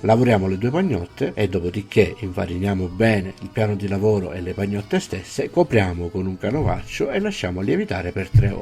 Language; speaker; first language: Italian; native; Italian